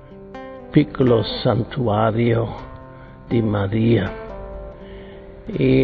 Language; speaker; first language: Italian; non-native, fluent; German